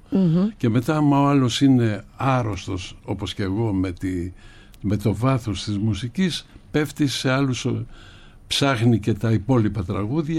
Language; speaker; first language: Greek; native; Greek